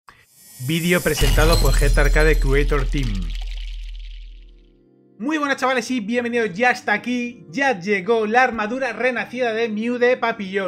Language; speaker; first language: Spanish; native; Spanish